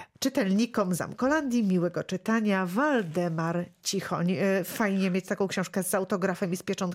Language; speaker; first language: Polish; native; Polish